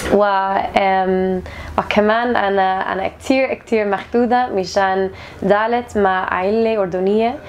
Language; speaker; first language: Arabic; non-native, learner; English